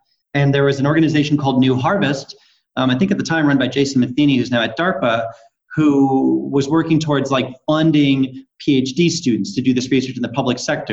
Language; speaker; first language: English; native; English